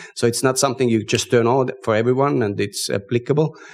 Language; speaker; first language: English; non-native, fluent; Estonian